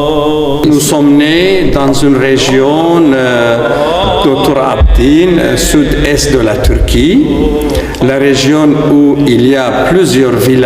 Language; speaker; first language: French; non-native, fluent; Aramaic